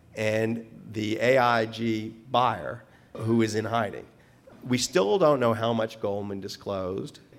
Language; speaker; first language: English; native; English